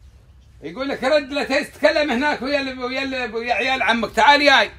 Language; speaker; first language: Arabic; native; Arabic